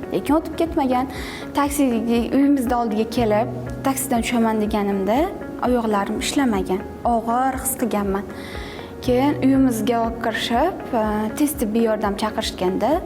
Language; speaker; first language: Uzbek; native; Uzbek